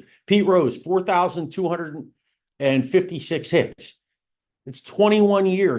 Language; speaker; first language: English; native; English